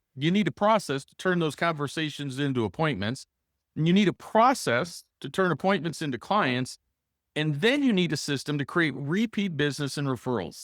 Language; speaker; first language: English; native; English